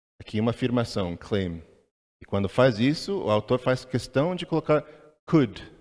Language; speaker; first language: Portuguese; non-native, fluent; English